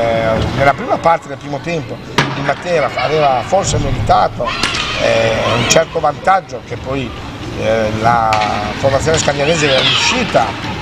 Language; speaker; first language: Italian; native; Italian